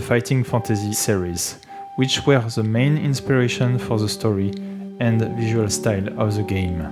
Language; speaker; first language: English; non-native, fluent; French